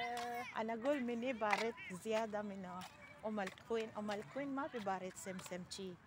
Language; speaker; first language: Arabic; non-native, learner; Filipino